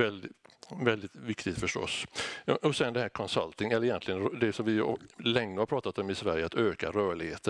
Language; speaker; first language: Swedish; native; Swedish